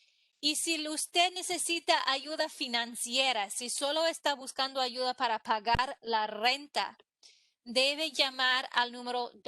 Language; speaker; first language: Spanish; non-native, fluent; English